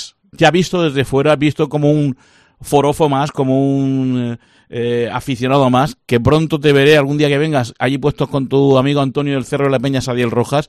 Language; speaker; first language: Spanish; native; Spanish